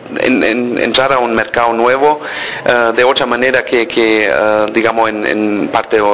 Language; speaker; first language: Spanish; early bilingual, heritage; Spanish